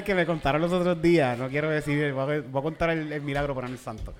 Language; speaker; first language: Spanish; native; Spanish